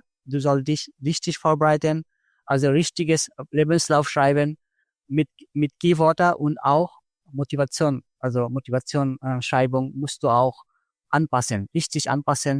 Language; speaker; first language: German; non-native, fluent; Bangla